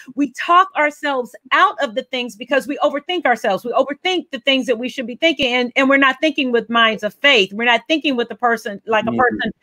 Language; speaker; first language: English; native; English